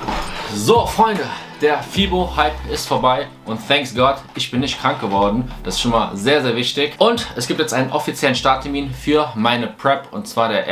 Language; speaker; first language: German; native; German